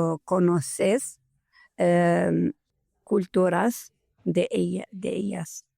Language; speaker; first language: Spanish; non-native, learner; French